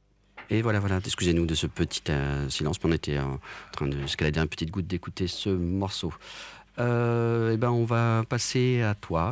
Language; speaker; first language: French; native; French